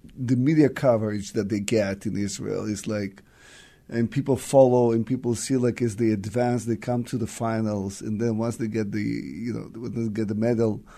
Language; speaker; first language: English; non-native, fluent; Russian